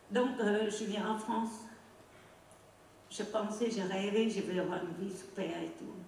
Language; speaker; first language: French; non-native, learner; Khmer